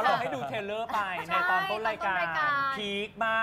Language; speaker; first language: Thai; native; Thai